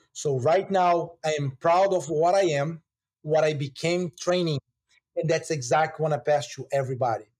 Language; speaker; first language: English; non-native, fluent; Portuguese